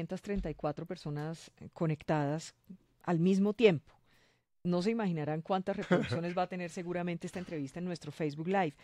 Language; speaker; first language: Spanish; native; Spanish